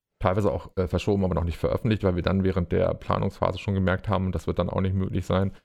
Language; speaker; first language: German; native; German